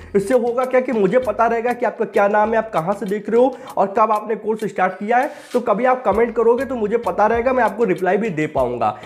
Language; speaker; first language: Hindi; native; Hindi